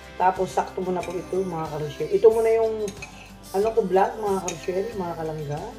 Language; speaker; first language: Filipino; non-native, local second language; Cebuano